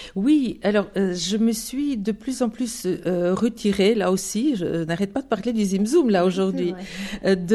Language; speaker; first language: French; non-native, fluent; Bulgarian